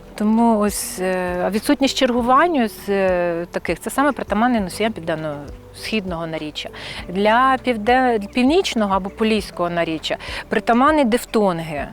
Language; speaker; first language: Ukrainian; native; Ukrainian